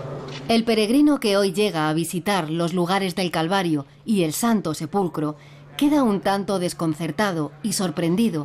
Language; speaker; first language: Spanish; native; Spanish